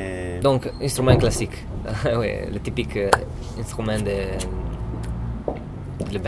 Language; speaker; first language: French; non-native, learner; Italian